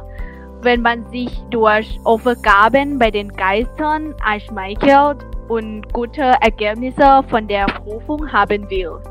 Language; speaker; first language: German; non-native, learner; Thai